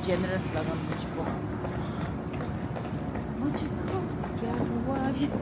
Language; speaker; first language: Hindi; non-native, learner; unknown